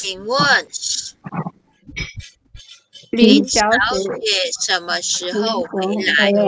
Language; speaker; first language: Chinese; non-native, fluent; Filipino